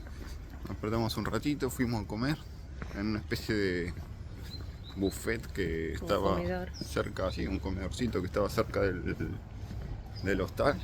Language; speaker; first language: Spanish; native; Spanish